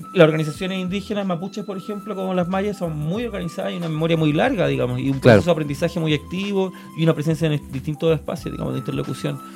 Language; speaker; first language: Spanish; native; Spanish